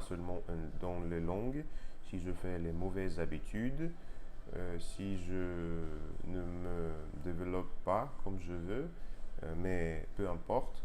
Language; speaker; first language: French; non-native, learner; Russian